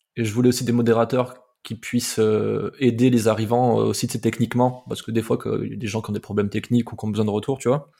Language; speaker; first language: French; native; French